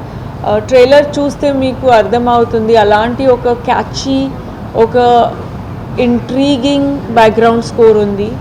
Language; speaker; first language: Telugu; non-native, fluent; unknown